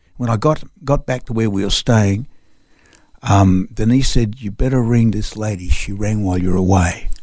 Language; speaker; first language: English; non-native, local second language; French